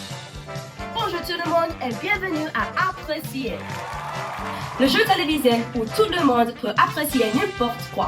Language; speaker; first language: French; non-native, learner; English